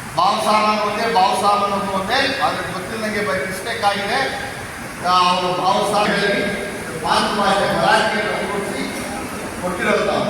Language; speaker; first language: Kannada; non-native, local second language; Marathi